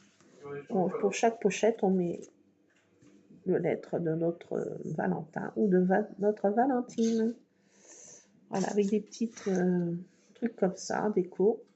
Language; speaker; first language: French; native; French